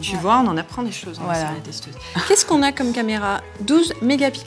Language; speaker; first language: French; native; French